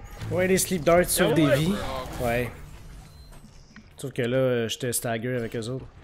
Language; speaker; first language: French; native; French